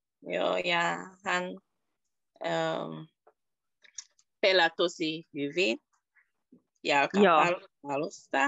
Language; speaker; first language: Finnish; non-native, learner; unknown